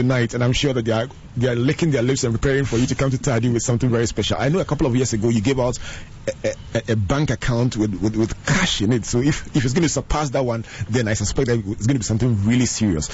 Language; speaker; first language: English; non-native, local second language; Akan